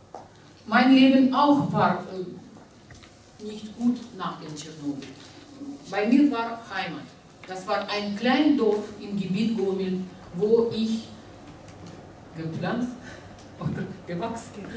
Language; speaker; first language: German; non-native, learner; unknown